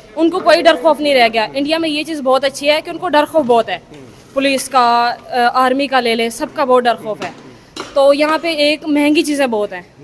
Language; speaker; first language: Urdu; non-native, local second language; Punjabi